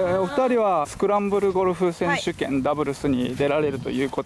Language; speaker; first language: Japanese; native; Japanese